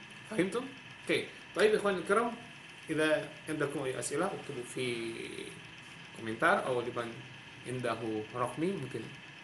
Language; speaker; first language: Arabic; non-native, learner; Javanese